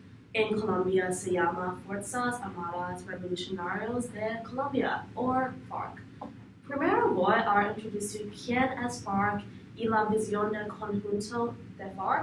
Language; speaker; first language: Spanish; non-native, learner; English